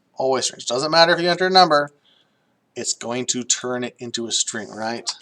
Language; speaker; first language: English; native; English